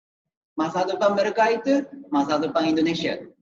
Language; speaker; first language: Indonesian; non-native, fluent; Japanese